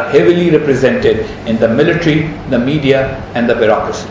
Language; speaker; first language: English; non-native, local second language; Urdu